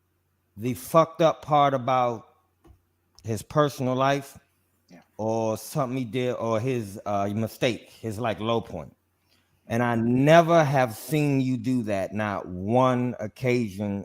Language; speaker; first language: English; native; English